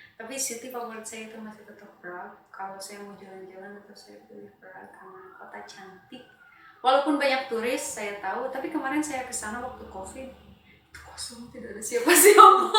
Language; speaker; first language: Indonesian; non-native, local second language; Sundanese